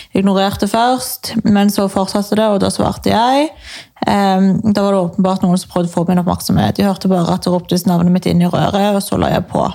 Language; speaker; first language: Norwegian; early bilingual, other home language; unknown